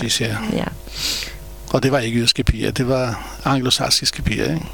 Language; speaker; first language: Danish; non-native, fluent; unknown